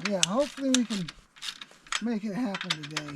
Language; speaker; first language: English; native; English